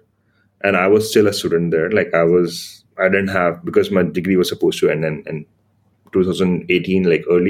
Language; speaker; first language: English; non-native, local second language; Hindi